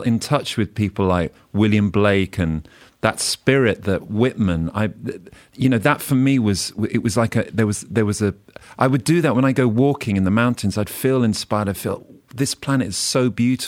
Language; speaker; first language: English; native; English